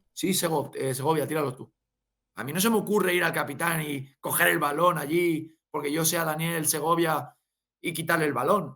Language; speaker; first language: Spanish; native; Spanish